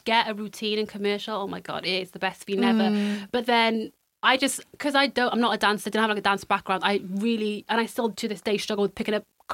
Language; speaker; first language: English; native; English